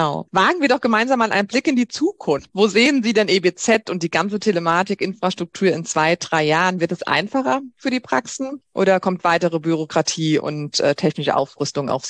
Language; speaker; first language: German; native; German